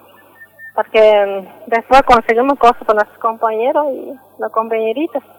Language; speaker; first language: Spanish; non-native, local second language; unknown